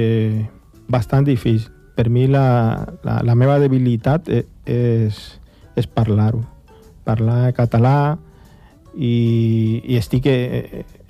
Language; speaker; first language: Catalan; non-native, fluent; Spanish